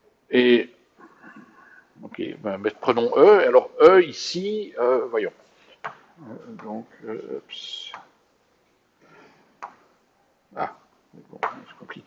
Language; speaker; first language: French; native; French